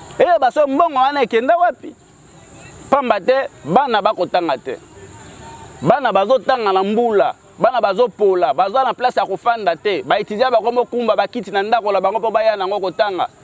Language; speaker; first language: Lingala; native; Lingala